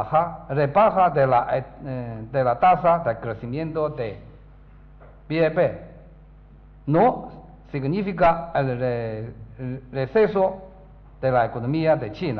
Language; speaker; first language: Spanish; non-native, learner; Chinese